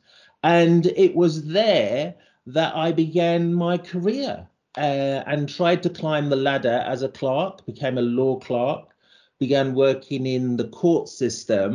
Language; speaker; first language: English; native; English